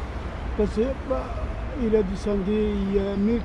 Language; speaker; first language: French; non-native, learner; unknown